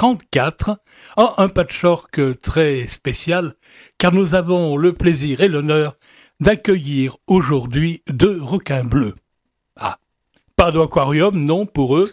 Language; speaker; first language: French; native; French